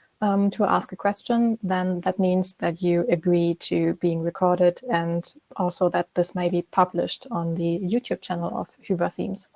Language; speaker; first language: English; non-native, fluent; German